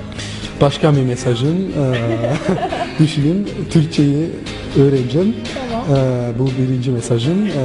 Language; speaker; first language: Turkish; non-native, local second language; German